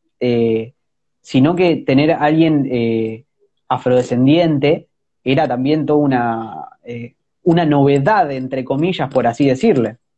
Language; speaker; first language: Spanish; native; Spanish